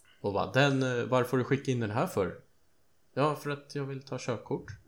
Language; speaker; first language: Swedish; native; Swedish